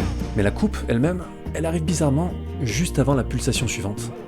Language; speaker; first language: French; native; French